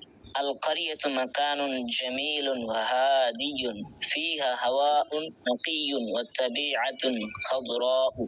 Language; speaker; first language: Arabic; non-native, learner; Bangla